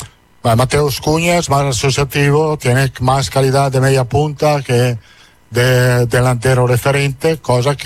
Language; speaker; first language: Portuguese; non-native, learner; Italian